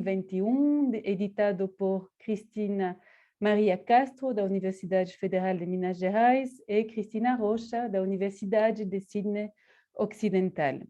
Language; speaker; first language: Portuguese; non-native, fluent; Spanish